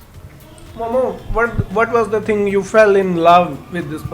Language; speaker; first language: English; non-native, local second language; Urdu